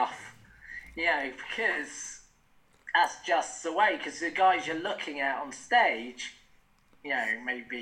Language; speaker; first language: English; native; English